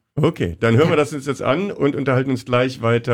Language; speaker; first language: German; native; German